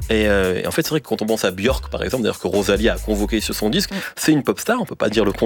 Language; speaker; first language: French; native; French